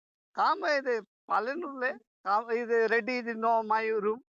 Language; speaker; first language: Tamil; non-native, learner; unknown